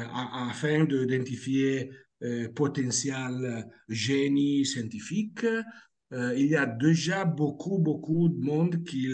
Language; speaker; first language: French; non-native, fluent; Italian